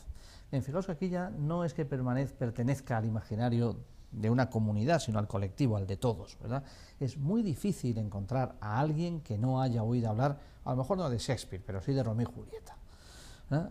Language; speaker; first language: Spanish; native; Spanish